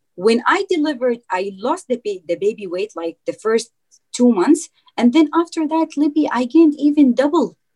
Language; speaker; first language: English; non-native, fluent; Arabic